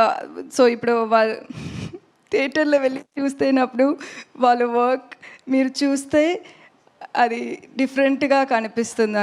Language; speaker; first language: Telugu; non-native, learner; Tamil